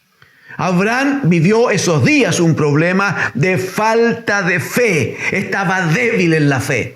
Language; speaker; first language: Spanish; native; Spanish